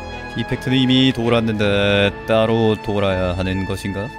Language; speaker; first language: Korean; native; Korean